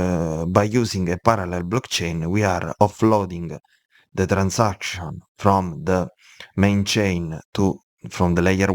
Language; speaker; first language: English; non-native, fluent; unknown